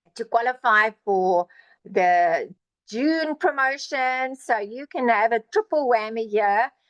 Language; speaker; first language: English; non-native, local second language; Afrikaans